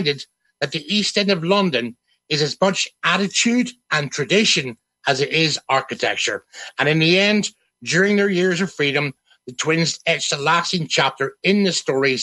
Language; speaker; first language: English; native; English